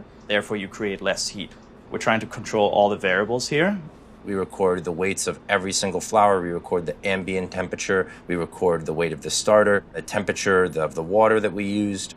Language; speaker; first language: English; native; English